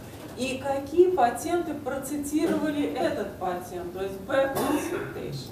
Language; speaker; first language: Russian; native; Russian